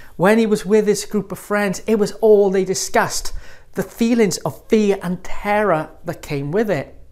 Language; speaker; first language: English; native; English